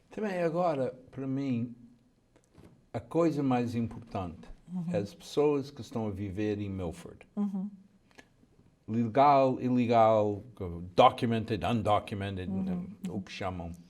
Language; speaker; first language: Portuguese; early bilingual, heritage; Portuguese